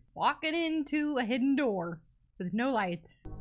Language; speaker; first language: English; native; English